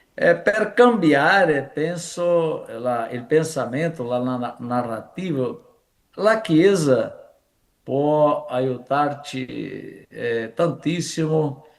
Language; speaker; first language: Italian; non-native, fluent; Portuguese